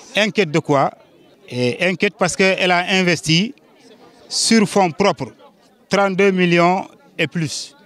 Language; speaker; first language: French; non-native, local second language; Jola-Fonyi